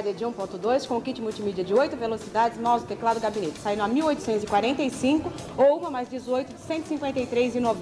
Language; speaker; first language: Portuguese; native; Portuguese